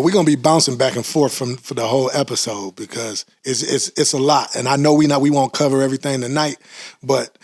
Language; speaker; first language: English; native; English